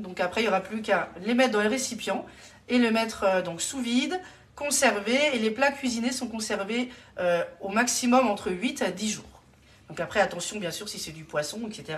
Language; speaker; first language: French; native; French